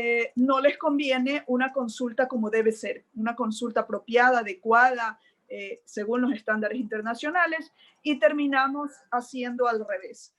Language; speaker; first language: Spanish; native; Spanish